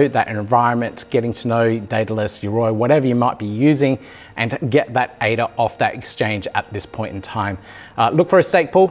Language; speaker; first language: English; native; English